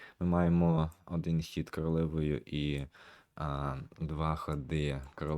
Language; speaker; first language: Ukrainian; native; Ukrainian